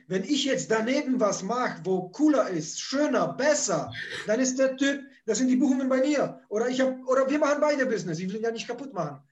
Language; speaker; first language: German; early bilingual, other home language; Polish